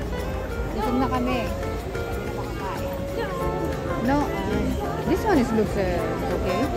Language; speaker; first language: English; non-native, local second language; Filipino